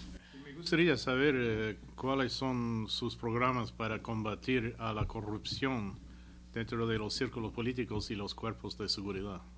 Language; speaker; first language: Spanish; non-native, fluent; English